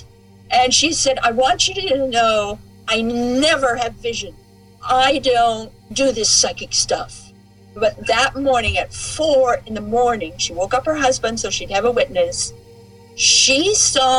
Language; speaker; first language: English; native; English